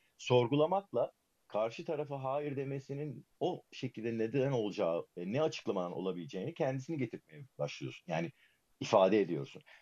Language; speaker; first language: Turkish; early bilingual, heritage; Turkish